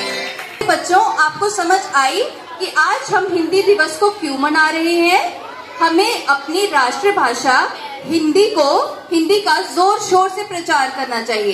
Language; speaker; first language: Hindi; native; Hindi